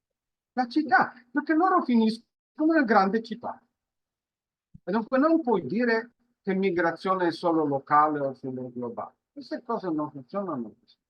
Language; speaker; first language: Italian; non-native, fluent; Polish